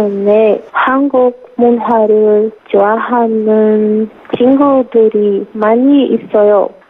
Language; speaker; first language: Korean; non-native, learner; Portuguese